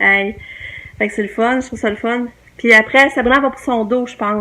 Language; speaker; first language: French; native; French